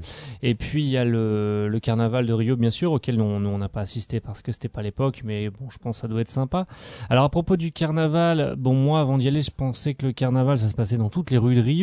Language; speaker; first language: French; native; French